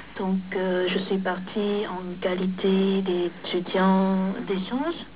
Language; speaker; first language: French; non-native, fluent; Korean